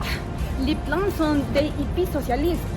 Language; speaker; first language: French; non-native, learner; Spanish